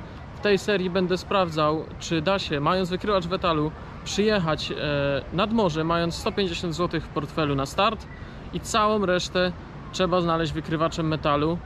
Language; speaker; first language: Polish; native; Polish